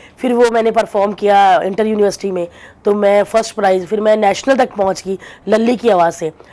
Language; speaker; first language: Hindi; non-native, local second language; Punjabi